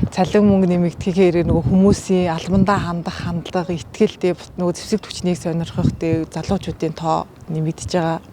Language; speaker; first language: Mongolian; native; Mongolian